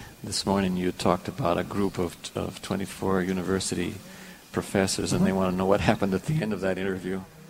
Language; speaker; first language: English; non-native, fluent; Portuguese